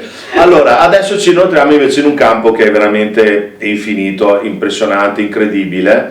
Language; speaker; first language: Italian; native; Italian